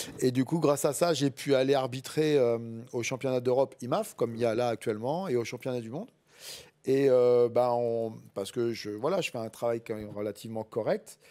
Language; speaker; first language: French; native; French